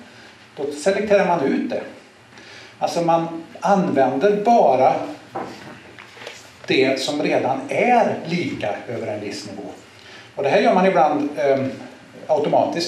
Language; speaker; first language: Swedish; native; Swedish